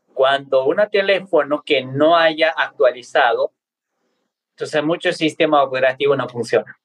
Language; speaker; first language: Spanish; non-native, fluent; Tibetan